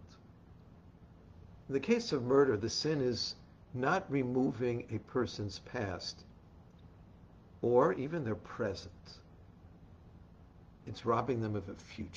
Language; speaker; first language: English; native; English